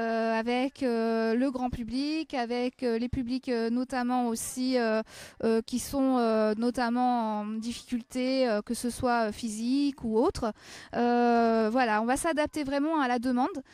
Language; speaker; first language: French; native; French